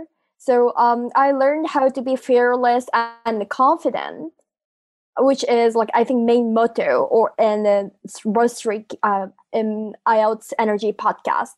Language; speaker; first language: English; non-native, fluent; Japanese